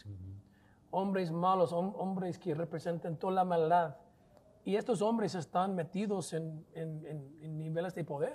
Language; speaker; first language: Spanish; non-native, fluent; English